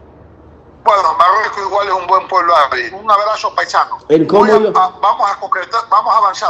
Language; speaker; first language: Spanish; native; Spanish